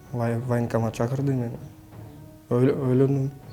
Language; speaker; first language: Kyrgyz; non-native, learner; Russian